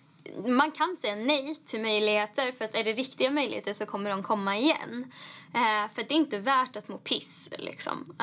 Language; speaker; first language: Swedish; native; Swedish